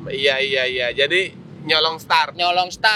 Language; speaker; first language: Indonesian; native; Indonesian